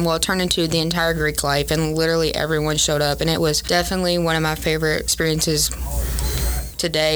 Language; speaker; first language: English; native; English